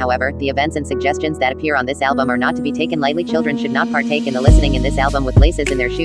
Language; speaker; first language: English; native; English